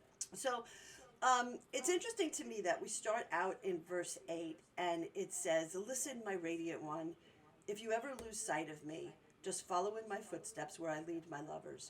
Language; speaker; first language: English; native; English